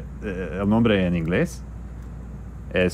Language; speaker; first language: Spanish; non-native, learner; English